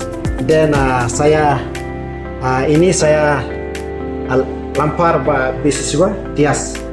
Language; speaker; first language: Indonesian; non-native, learner; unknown